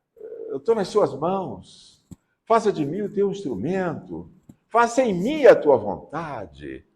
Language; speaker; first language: Portuguese; native; Portuguese